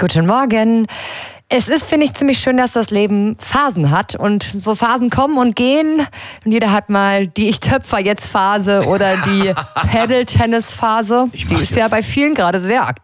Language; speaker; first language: German; native; German